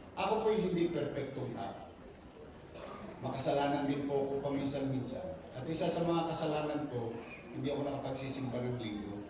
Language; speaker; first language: Filipino; native; Filipino